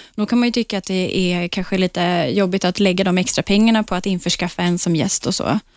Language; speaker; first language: Swedish; non-native, fluent; Polish